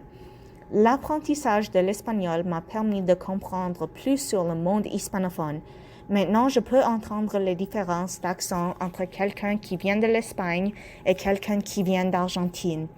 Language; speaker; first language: French; non-native, local second language; English